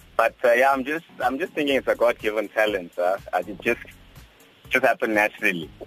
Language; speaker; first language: English; non-native, local second language; Zulu